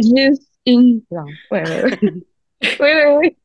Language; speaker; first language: French; non-native, local second language; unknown